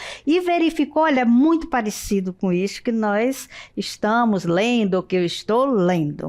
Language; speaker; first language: Portuguese; native; Portuguese